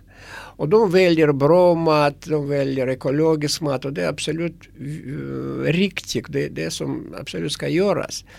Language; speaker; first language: Swedish; non-native, fluent; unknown